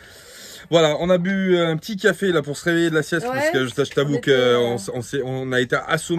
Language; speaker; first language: French; native; French